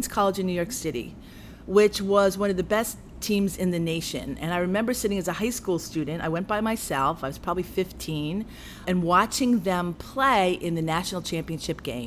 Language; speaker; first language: English; native; English